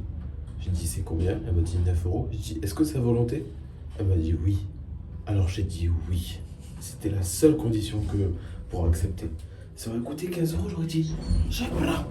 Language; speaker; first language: French; native; French